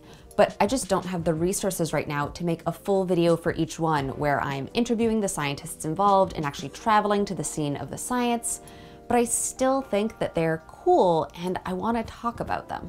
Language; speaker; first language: English; native; English